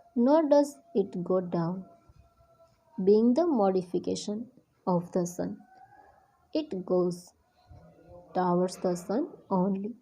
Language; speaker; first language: English; non-native, local second language; Gujarati